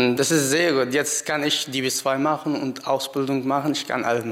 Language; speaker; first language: German; non-native, learner; Arabic